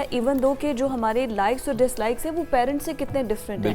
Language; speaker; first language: Urdu; native; Urdu